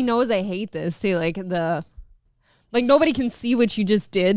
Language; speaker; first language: English; native; English